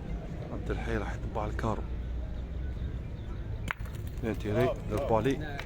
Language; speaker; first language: Arabic; native; Arabic